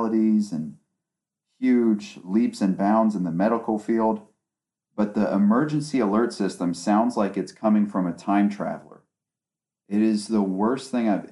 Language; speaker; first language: English; native; English